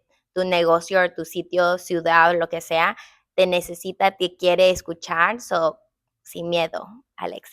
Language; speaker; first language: Spanish; early bilingual, heritage; English